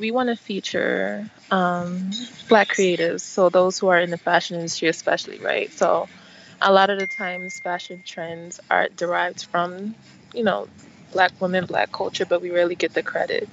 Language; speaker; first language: English; native; English